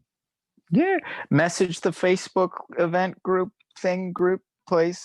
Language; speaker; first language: English; native; English